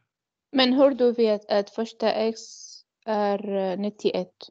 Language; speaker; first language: Swedish; non-native, learner; Arabic